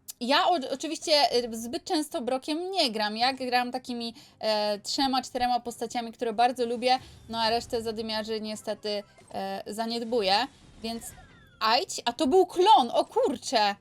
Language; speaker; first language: Polish; native; Polish